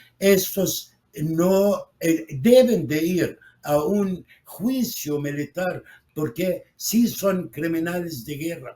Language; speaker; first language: Spanish; non-native, fluent; Arabic